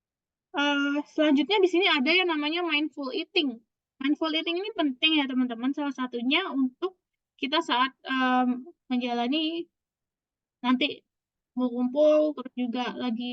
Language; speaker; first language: Indonesian; native; Indonesian